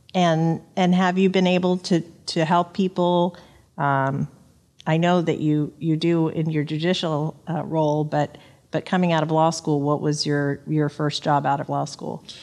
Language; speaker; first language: English; native; English